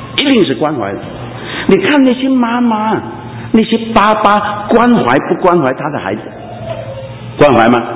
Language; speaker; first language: Chinese; non-native, local second language; Cantonese